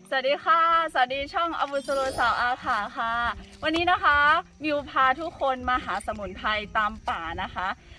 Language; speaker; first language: Thai; non-native, local second language; Akha